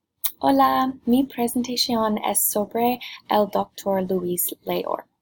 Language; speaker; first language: Spanish; non-native, learner; English